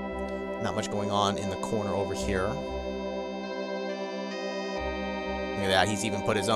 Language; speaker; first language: English; native; English